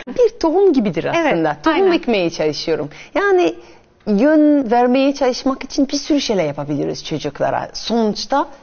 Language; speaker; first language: Turkish; non-native, fluent; French